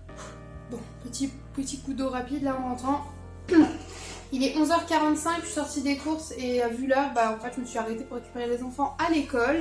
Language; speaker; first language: French; native; French